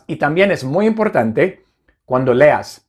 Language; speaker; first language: Spanish; non-native, fluent; English